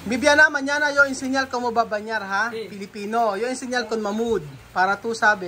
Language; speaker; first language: Spanish; non-native, learner; Filipino